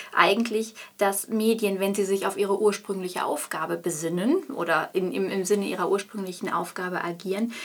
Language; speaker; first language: German; native; German